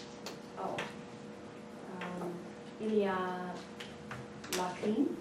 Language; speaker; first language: French; non-native, learner; English